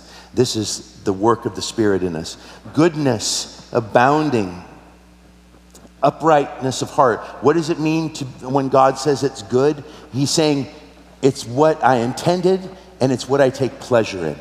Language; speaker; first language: English; native; English